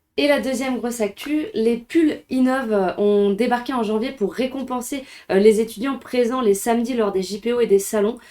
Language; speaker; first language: French; native; French